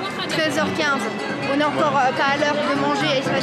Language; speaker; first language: French; native; French